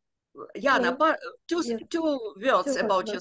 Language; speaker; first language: English; non-native, learner; Ukrainian